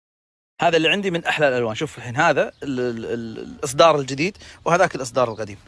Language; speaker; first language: Arabic; native; Arabic